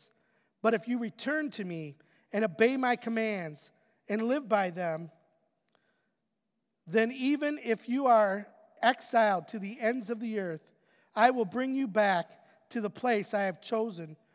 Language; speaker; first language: English; native; English